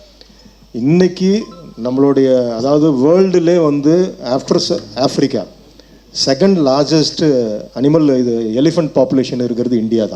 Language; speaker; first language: Tamil; native; Tamil